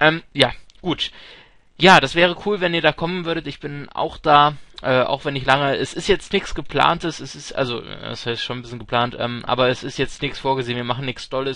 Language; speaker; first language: German; native; German